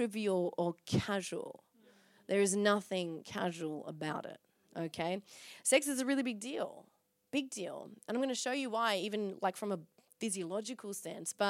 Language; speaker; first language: English; native; English